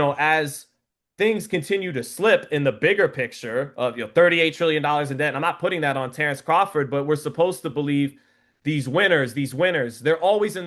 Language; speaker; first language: English; native; English